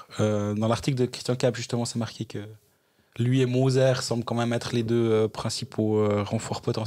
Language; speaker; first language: French; native; French